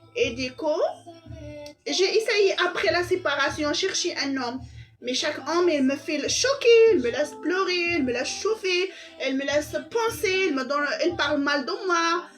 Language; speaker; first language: French; non-native, local second language; Arabic